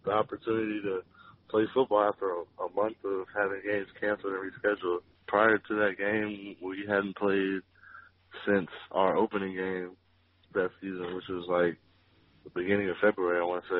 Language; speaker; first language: English; native; English